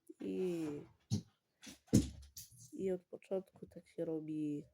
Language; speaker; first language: Polish; early bilingual, heritage; Polish